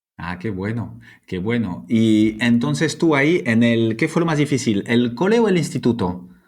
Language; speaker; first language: Spanish; non-native, fluent; French